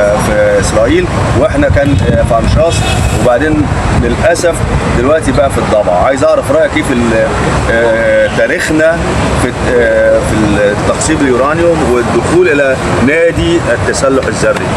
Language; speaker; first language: Arabic; native; Arabic